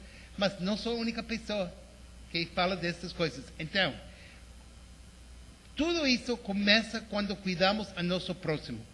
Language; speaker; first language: Portuguese; non-native, fluent; English